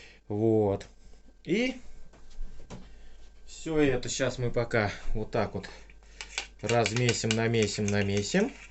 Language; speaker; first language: Russian; native; Russian